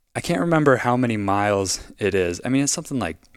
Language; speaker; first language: English; native; English